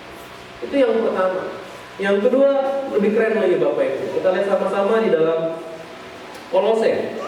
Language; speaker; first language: Indonesian; native; Indonesian